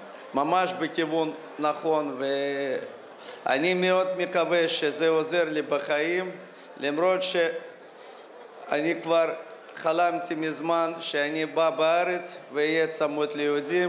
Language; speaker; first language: Hebrew; non-native, fluent; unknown